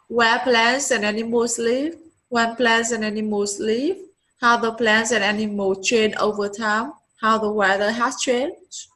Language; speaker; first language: English; non-native, learner; Vietnamese